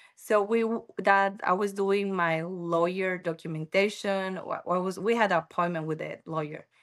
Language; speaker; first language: English; non-native, learner; Spanish